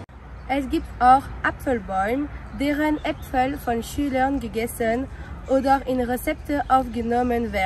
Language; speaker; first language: German; non-native, learner; French